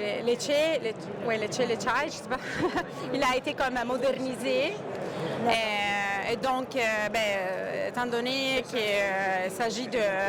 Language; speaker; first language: French; non-native, fluent; Italian